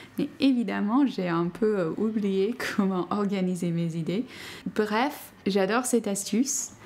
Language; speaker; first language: French; non-native, fluent; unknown